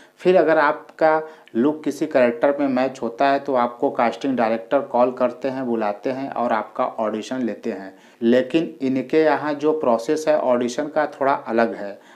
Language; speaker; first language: Hindi; native; Hindi